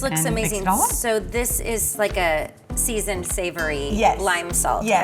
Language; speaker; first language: English; native; English